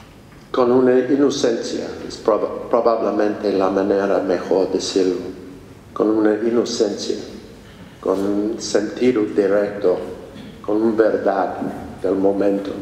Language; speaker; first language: Spanish; non-native, fluent; English